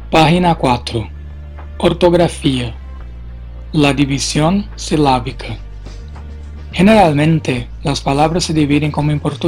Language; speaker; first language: Spanish; non-native, fluent; Portuguese